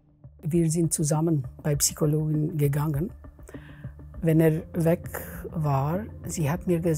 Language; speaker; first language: German; non-native, fluent; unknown